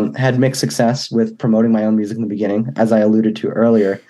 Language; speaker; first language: English; native; English